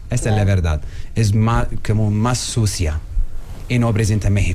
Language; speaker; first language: Spanish; non-native, learner; Arabic